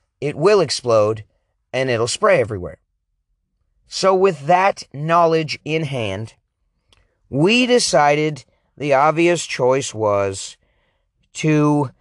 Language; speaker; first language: English; native; English